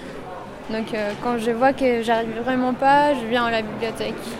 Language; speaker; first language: French; non-native, fluent; Spanish